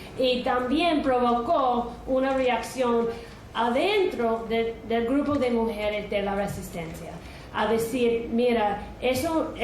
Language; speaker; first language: Spanish; non-native, fluent; English